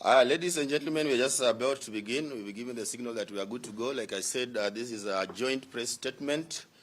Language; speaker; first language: English; non-native, local second language; Swahili